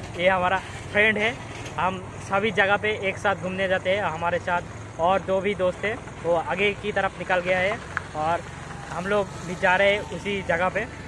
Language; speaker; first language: Hindi; non-native, local second language; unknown